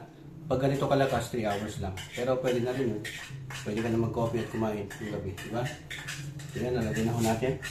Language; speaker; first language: Filipino; native; Filipino